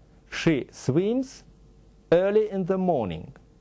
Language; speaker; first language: English; non-native, fluent; Russian